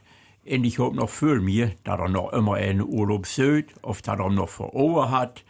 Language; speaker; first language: German; native; German